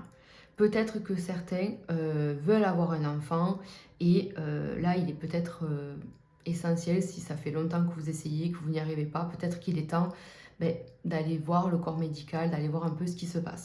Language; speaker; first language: French; native; French